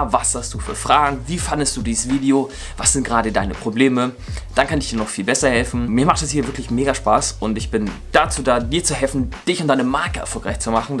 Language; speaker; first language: German; native; German